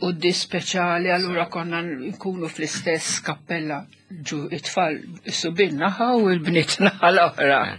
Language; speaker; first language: Maltese; non-native, local second language; Italian